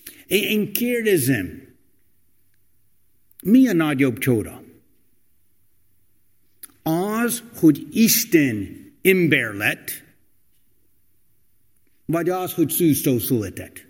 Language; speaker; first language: Hungarian; non-native, fluent; English